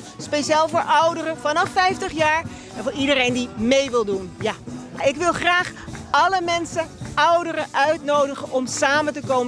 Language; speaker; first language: Dutch; non-native, local second language; Papiamento